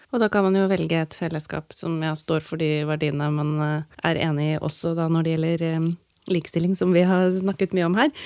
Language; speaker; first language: Norwegian; native; Norwegian